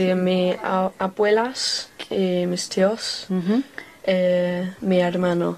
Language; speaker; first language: Spanish; non-native, learner; English